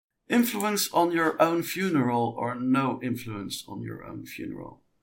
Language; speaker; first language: English; non-native, fluent; Dutch